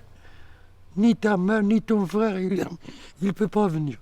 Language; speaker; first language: French; non-native, learner; Kurdish